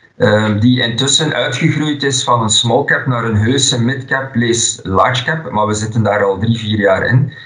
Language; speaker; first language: Dutch; native; Dutch